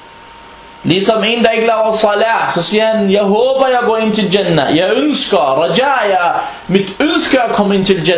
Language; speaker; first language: Danish; non-native, fluent; Arabic